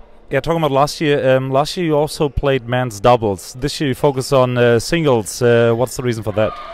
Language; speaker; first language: English; non-native, fluent; German